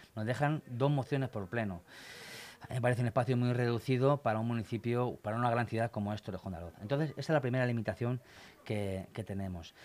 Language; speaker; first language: Spanish; native; Spanish